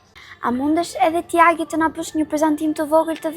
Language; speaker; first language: Albanian; native; Albanian